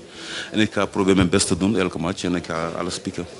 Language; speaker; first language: Dutch; non-native, fluent; French